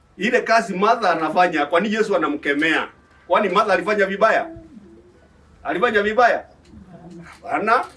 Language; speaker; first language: Swahili; non-native, local second language; Embu